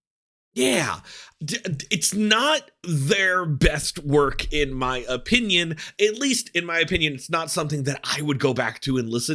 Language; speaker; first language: English; native; English